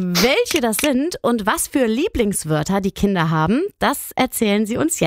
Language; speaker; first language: German; native; German